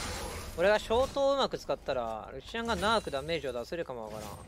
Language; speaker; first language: Japanese; native; Japanese